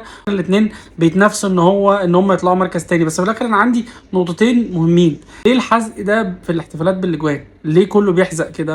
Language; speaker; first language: Arabic; native; Arabic